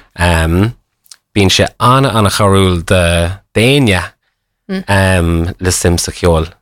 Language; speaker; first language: Irish; non-native, local second language; English